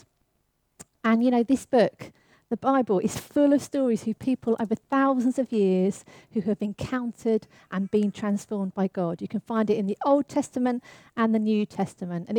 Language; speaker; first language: English; native; English